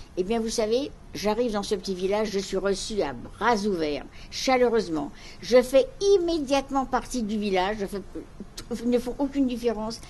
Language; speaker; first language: French; native; French